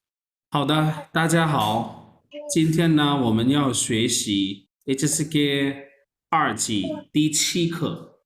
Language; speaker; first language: Chinese; non-native, fluent; Urdu